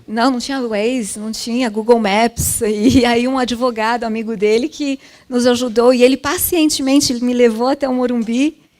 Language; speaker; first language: Portuguese; early bilingual, other home language; Japanese